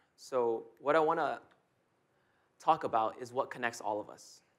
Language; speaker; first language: English; native; English